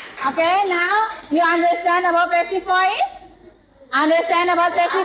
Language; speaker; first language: English; non-native, learner; Indonesian